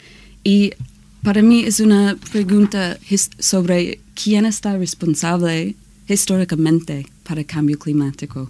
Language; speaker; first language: Spanish; non-native, learner; English